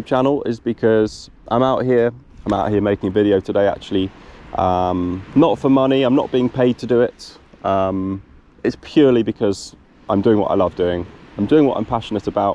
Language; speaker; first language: English; native; English